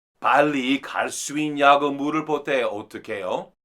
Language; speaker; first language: Korean; non-native, fluent; English